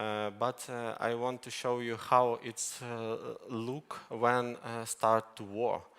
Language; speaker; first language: English; non-native, learner; Ukrainian